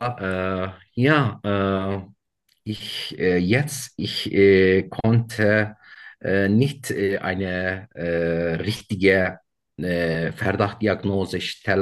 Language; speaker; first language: German; non-native, learner; Turkish